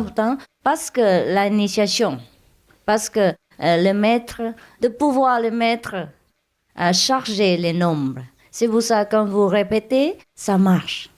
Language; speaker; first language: French; non-native, learner; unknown